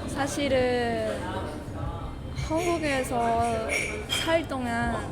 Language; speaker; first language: Korean; non-native, fluent; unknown